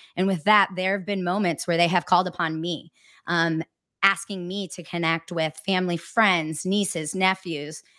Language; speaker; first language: English; native; English